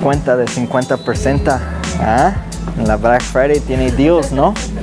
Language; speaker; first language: Spanish; non-native, learner; English